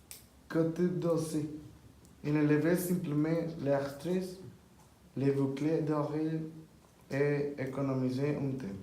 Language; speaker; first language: French; non-native, learner; Spanish